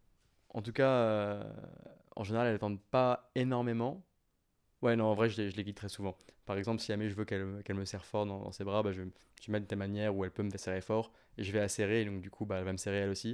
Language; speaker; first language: French; native; French